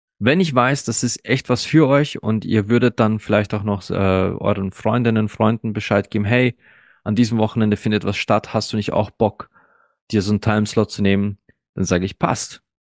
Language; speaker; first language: German; early bilingual, other home language; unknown